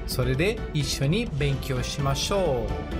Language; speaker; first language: Japanese; non-native, learner; Portuguese